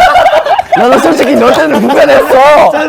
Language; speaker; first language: Korean; non-native, fluent; English